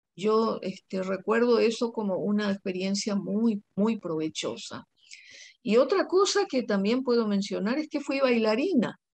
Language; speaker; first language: Spanish; non-native, local second language; Guarani